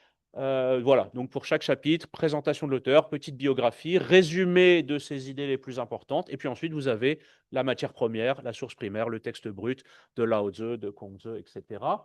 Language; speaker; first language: French; native; French